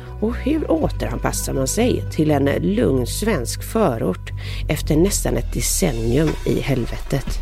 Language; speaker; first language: Swedish; native; Swedish